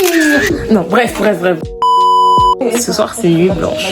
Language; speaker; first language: French; native; French